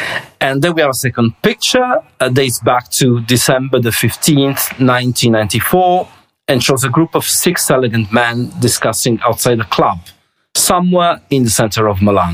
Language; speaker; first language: English; non-native, fluent; Italian